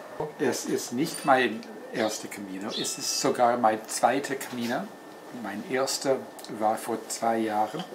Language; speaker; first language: German; non-native, fluent; English